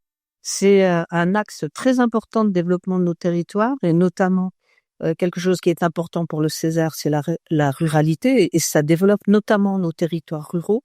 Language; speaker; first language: French; native; French